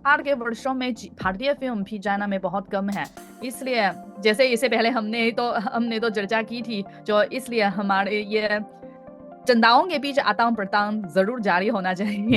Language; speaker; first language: Hindi; non-native, fluent; Chinese